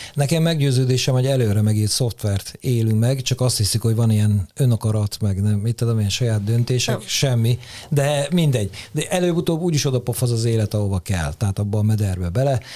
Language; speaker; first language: Hungarian; native; Hungarian